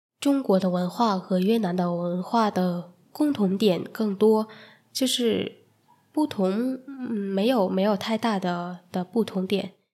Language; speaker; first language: Chinese; non-native, fluent; Vietnamese